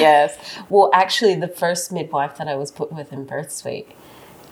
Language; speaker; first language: English; native; English